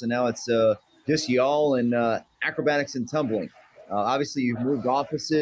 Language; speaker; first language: English; native; English